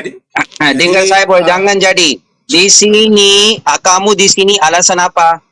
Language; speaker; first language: Indonesian; non-native, fluent; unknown